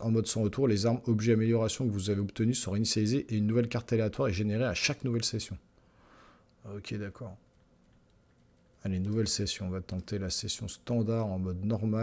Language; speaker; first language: French; native; French